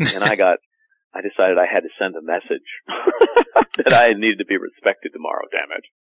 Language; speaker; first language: English; native; English